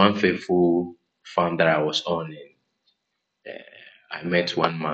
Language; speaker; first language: English; non-native, local second language; Ewe